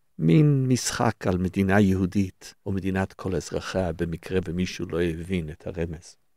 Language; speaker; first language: Hebrew; early bilingual, other home language; English